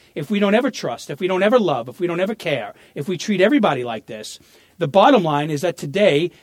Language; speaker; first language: English; early bilingual, other home language; Italian